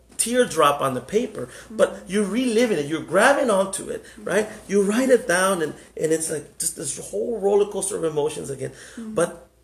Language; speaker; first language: English; early bilingual, other home language; Spanish